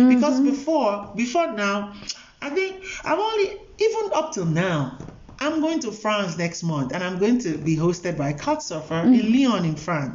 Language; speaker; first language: English; non-native, local second language; Yoruba